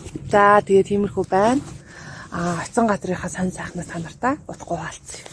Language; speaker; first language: Mongolian; native; Mongolian